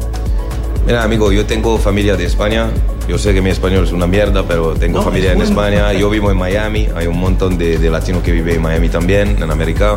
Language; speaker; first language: Spanish; non-native, learner; French